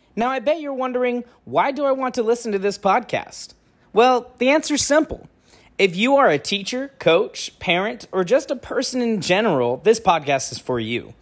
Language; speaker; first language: English; native; English